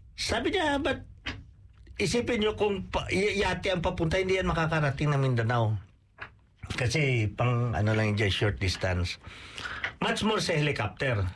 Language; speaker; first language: Filipino; non-native, local second language; Cebuano